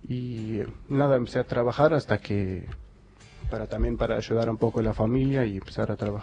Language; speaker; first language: Spanish; non-native, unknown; Arabic